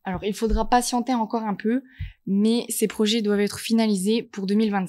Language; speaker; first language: French; native; French